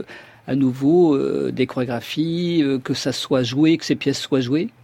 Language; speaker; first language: French; native; French